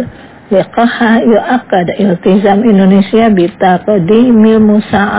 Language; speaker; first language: Arabic; non-native, fluent; Indonesian